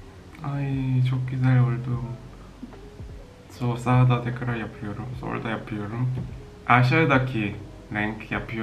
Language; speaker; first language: Turkish; non-native, learner; Korean